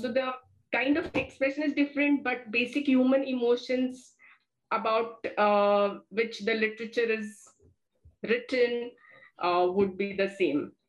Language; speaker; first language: English; non-native, local second language; Marathi